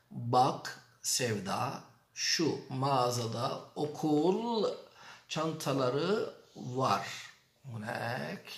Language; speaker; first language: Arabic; non-native, fluent; Turkish